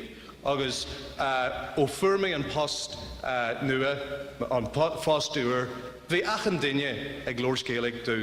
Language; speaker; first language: Irish; non-native, learner; English